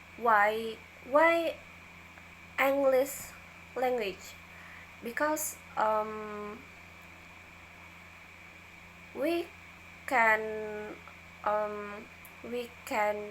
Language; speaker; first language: English; non-native, learner; Indonesian